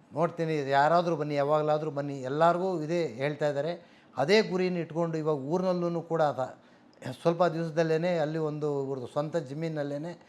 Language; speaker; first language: Kannada; native; Kannada